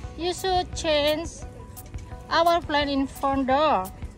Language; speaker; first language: English; non-native, learner; Indonesian